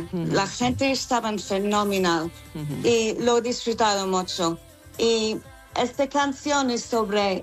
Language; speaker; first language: Spanish; non-native, fluent; English